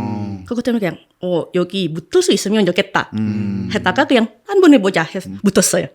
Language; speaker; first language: Korean; non-native, fluent; Indonesian